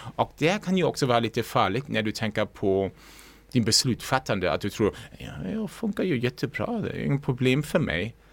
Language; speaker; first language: Swedish; non-native, fluent; German